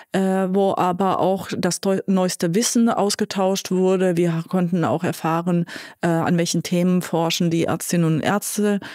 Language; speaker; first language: German; non-native, fluent; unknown